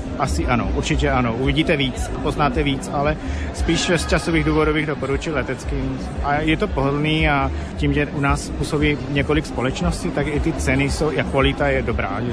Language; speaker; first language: Czech; non-native, fluent; Spanish